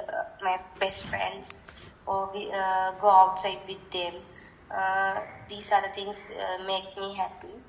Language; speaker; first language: English; non-native, learner; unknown